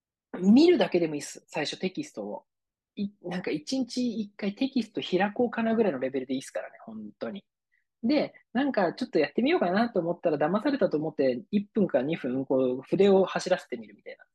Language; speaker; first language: Japanese; native; Japanese